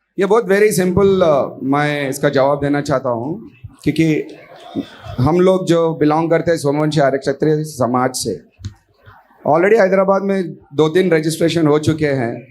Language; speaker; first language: Hindi; non-native, local second language; Marathi